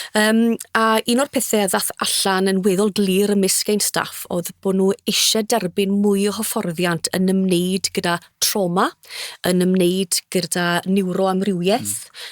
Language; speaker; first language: Welsh; native; Welsh